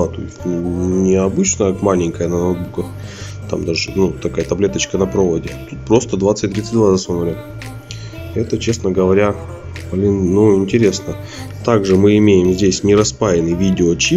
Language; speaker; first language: Russian; native; Russian